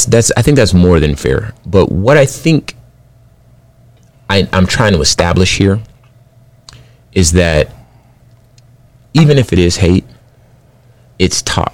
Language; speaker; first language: English; early bilingual, other home language; Spanish